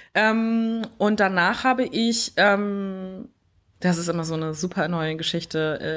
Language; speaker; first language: German; early bilingual, other home language; French